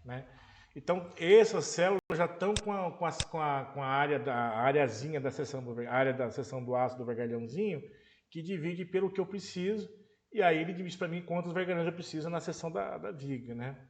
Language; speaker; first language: Portuguese; native; Portuguese